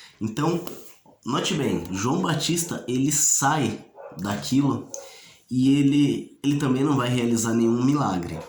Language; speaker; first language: Portuguese; native; Portuguese